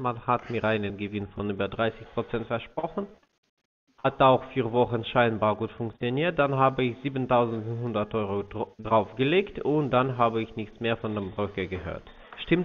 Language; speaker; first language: German; non-native, fluent; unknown